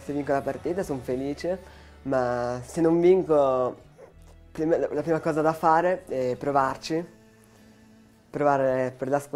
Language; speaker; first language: Italian; early bilingual, other home language; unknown